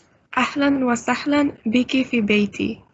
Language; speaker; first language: Arabic; non-native, learner; English